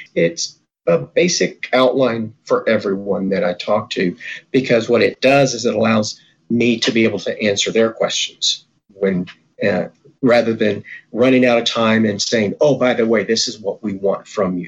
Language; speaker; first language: English; early bilingual, other home language; Spanish